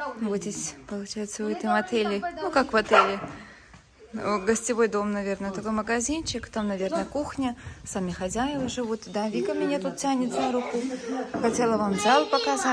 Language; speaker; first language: Russian; native; Russian